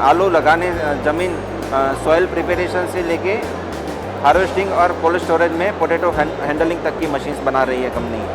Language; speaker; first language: Hindi; native; Hindi